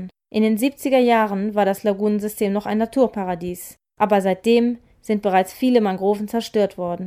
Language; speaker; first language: German; native; German